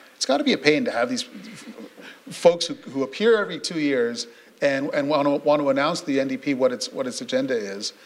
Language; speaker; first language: English; native; English